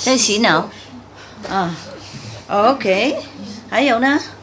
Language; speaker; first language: Chinese; non-native, fluent; Vietnamese